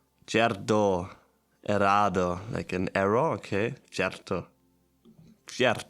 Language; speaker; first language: Portuguese; non-native, learner; German